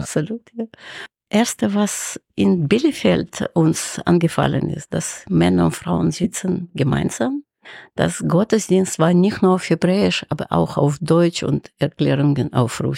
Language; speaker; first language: German; non-native, fluent; Russian